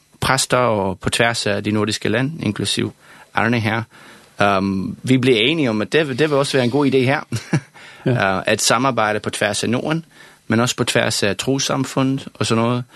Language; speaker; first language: Danish; non-native, fluent; English